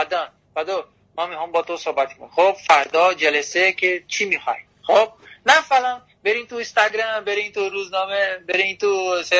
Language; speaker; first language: Persian; non-native, learner; Portuguese